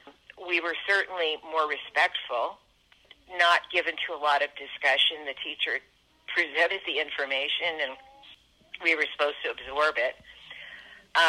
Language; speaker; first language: English; native; English